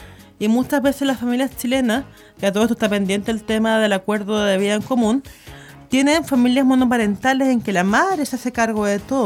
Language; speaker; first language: Spanish; native; Spanish